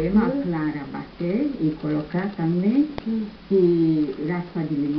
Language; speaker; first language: Portuguese; non-native, learner; German